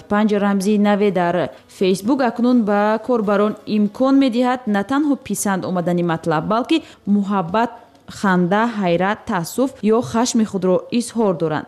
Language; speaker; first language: Tajik; native; Tajik